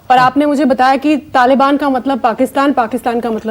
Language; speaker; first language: Hindi; native; Hindi